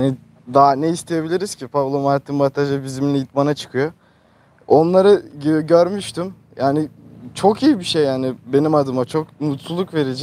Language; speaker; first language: Turkish; early bilingual, heritage; Turkish